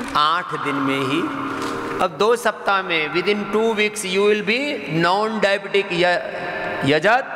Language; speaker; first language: Hindi; native; Hindi